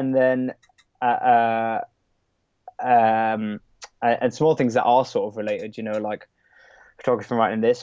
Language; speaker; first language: English; native; English